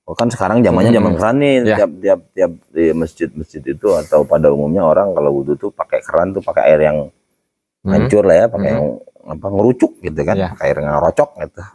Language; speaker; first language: Indonesian; native; Indonesian